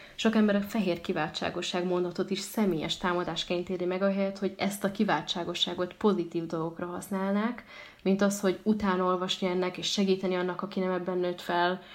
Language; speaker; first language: Hungarian; early bilingual, other home language; Arabic